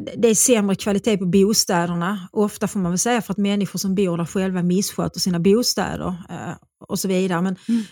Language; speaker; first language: Swedish; native; Swedish